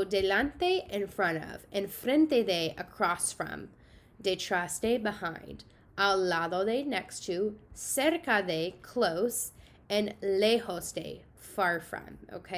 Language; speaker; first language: Spanish; non-native, fluent; English